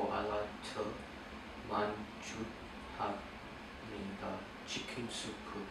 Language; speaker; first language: Korean; non-native, learner; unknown